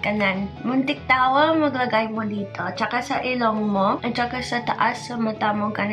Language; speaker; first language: Filipino; non-native, learner; English